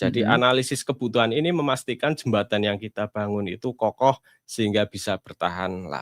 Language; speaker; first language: Indonesian; native; Indonesian